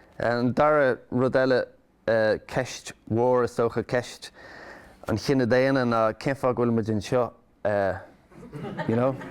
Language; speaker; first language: Irish; native; Irish